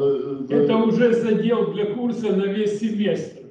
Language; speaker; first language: Russian; native; Russian